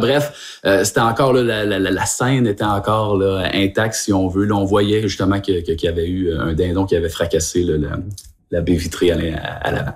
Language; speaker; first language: French; native; French